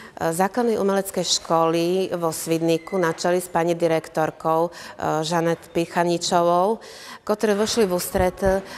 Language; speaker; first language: Slovak; non-native, local second language; Rusyn